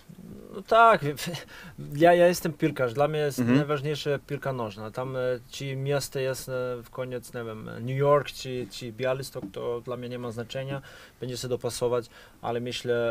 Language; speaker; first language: Polish; non-native, fluent; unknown